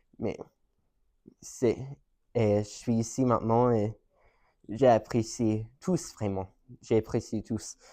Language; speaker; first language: French; non-native, learner; English